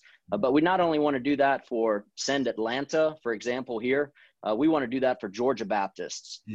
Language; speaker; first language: English; native; English